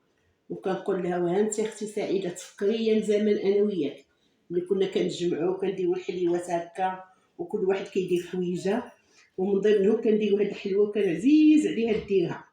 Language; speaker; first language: Arabic; native; Arabic